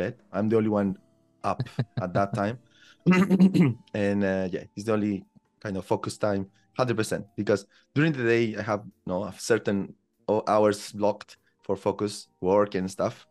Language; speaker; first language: English; non-native, fluent; Spanish